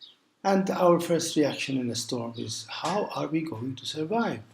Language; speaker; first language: English; non-native, local second language; Maltese